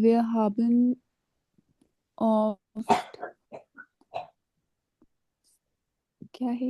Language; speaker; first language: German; non-native, learner; Urdu